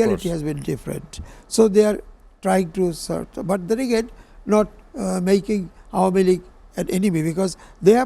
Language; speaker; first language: English; non-native, local second language; Bangla